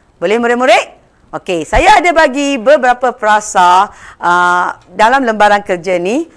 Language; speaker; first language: Malay; non-native, local second language; Tamil